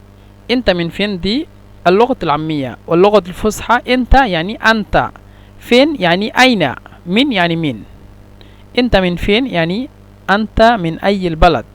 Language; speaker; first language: Arabic; non-native, fluent; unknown